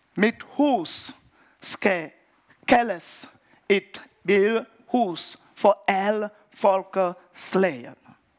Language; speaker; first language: Danish; non-native, fluent; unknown